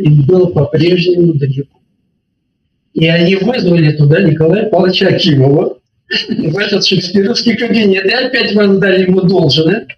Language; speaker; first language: Russian; native; Russian